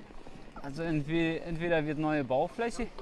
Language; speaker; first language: German; native; German